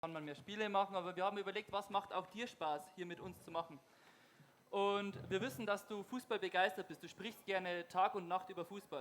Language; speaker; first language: German; native; German